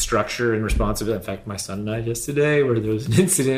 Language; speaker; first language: English; native; English